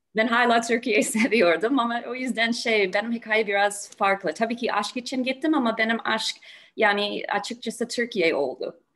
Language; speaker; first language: Turkish; non-native, learner; English